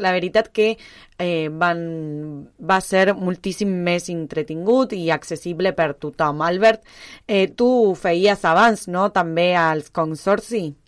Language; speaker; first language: Catalan; non-native, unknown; Spanish